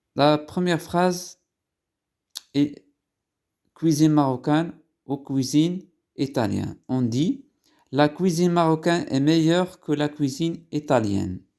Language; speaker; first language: French; non-native, local second language; Arabic